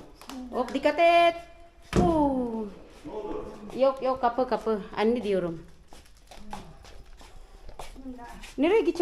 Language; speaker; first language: Turkish; non-native, learner; Filipino